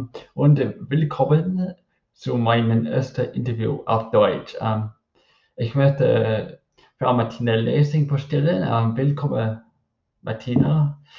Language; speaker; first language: German; non-native, learner; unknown